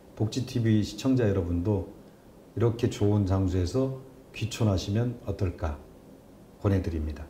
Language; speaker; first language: Korean; native; Korean